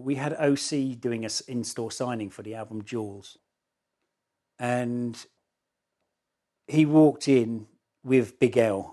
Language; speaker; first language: English; native; English